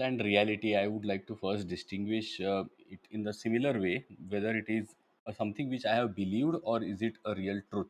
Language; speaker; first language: English; non-native, local second language; Marathi